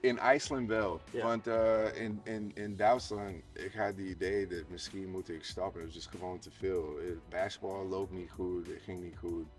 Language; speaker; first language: Dutch; non-native, fluent; English